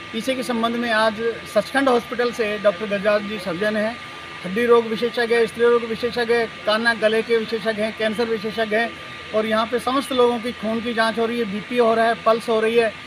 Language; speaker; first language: Hindi; native; Hindi